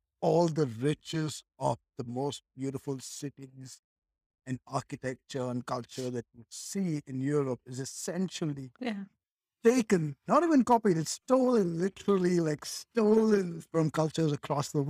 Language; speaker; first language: English; native; English